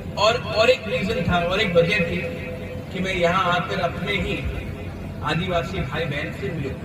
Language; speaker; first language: Hindi; non-native, local second language; Kok Borok